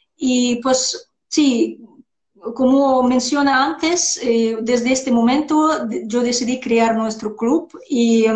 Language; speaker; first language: Spanish; non-native, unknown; Russian